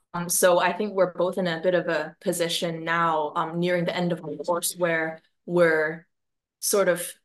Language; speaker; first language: English; non-native, local second language; Cantonese